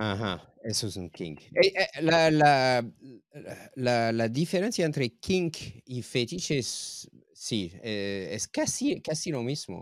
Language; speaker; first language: Spanish; non-native, fluent; English